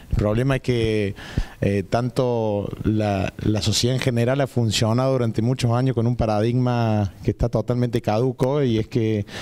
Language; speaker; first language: Spanish; native; Spanish